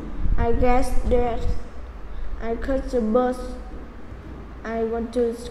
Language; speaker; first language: English; non-native, learner; Vietnamese